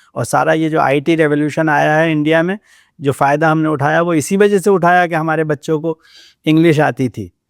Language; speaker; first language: Hindi; native; Hindi